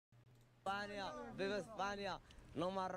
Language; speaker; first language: Spanish; non-native, learner; Arabic